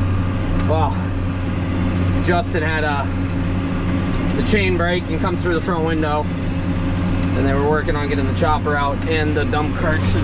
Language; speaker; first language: English; native; English